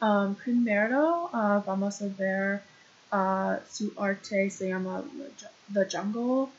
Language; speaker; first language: Spanish; non-native, learner; English